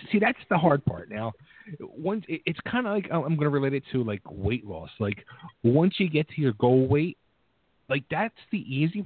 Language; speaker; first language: English; native; English